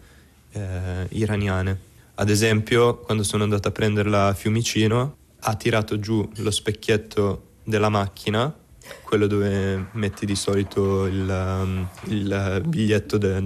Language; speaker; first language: Italian; native; Italian